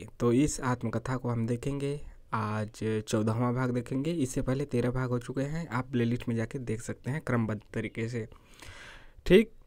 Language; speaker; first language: Hindi; native; Hindi